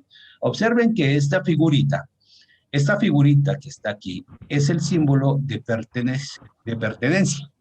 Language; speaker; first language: Spanish; native; Spanish